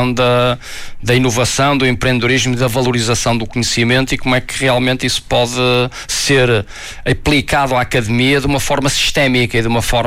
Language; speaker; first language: Portuguese; native; Portuguese